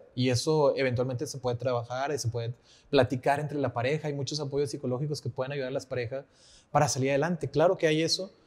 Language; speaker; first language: Spanish; native; Spanish